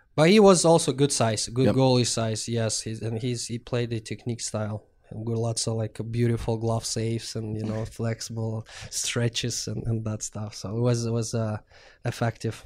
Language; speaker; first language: English; non-native, fluent; Russian